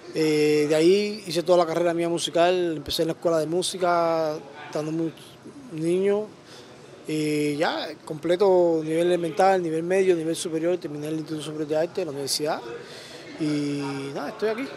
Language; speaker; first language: Spanish; native; Spanish